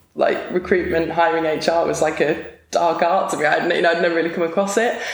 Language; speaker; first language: English; native; English